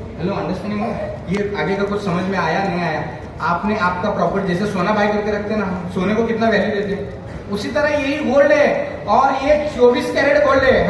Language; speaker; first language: Hindi; non-native, local second language; Marathi